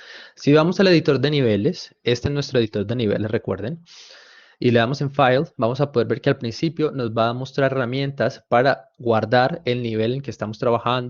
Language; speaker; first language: Spanish; native; Spanish